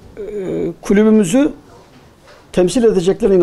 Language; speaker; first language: Turkish; native; Turkish